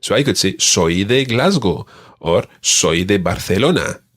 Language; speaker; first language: Spanish; non-native, fluent; English